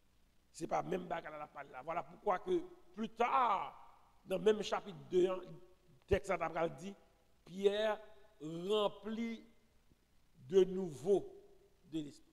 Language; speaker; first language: French; non-native, local second language; Haitian Creole